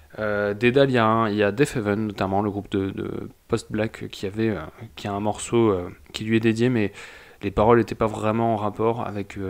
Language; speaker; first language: French; native; French